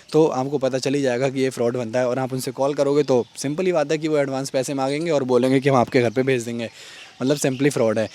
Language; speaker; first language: Hindi; native; Hindi